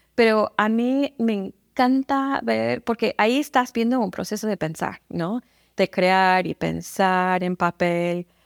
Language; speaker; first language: Spanish; non-native, fluent; English